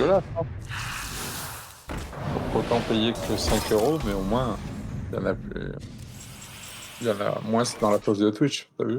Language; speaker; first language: French; native; French